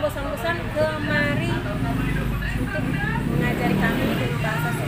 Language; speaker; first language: Indonesian; non-native, local second language; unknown